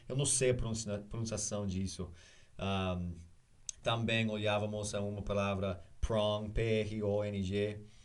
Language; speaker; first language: Portuguese; non-native, learner; English